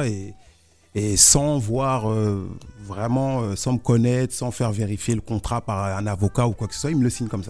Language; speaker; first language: French; early bilingual, other home language; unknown